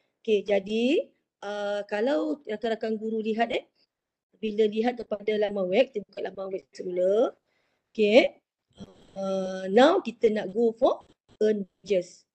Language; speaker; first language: Malay; native; Malay